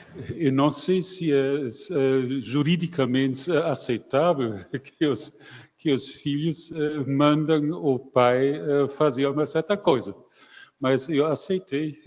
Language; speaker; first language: Portuguese; non-native, fluent; German